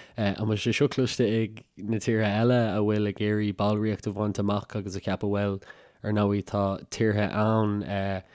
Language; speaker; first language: Irish; native; Irish